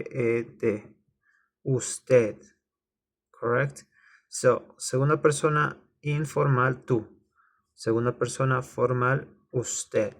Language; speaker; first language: Spanish; non-native, learner; English